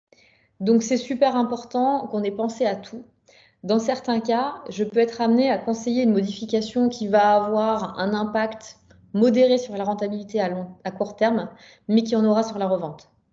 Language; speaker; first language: French; native; French